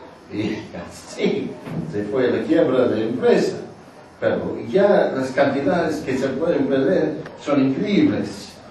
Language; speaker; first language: Spanish; non-native, fluent; English